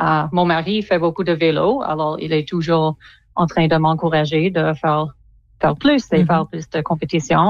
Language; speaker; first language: French; non-native, local second language; English